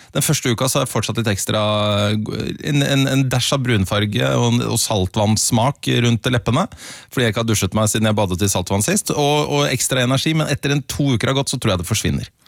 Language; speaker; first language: Norwegian; native; Norwegian